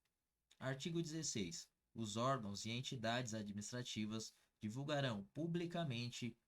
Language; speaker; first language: Portuguese; native; Portuguese